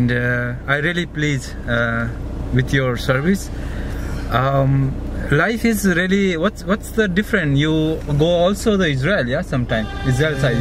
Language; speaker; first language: English; non-native, learner; Nepali